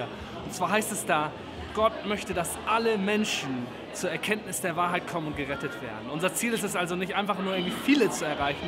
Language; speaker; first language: German; native; German